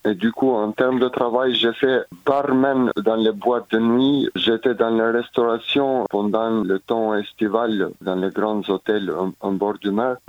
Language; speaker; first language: French; non-native, fluent; Albanian